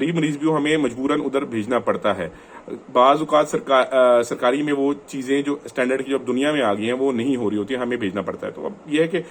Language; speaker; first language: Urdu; non-native, local second language; Punjabi